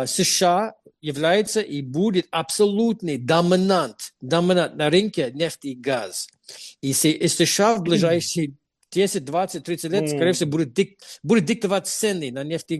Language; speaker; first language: Russian; non-native, fluent; English